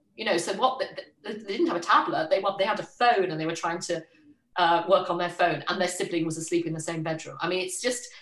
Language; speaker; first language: English; native; English